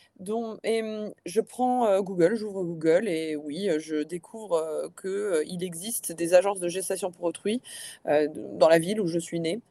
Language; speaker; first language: French; native; French